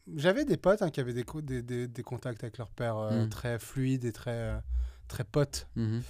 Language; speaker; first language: French; native; French